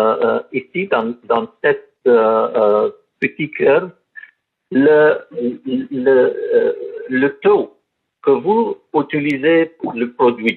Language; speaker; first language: French; non-native, learner; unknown